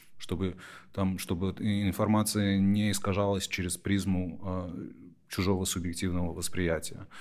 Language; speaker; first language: Russian; early bilingual, heritage; Russian